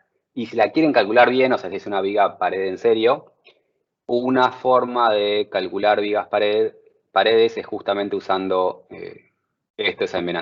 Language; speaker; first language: Spanish; native; Spanish